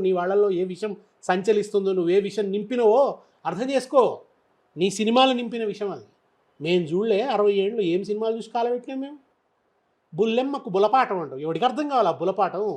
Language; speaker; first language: Telugu; native; Telugu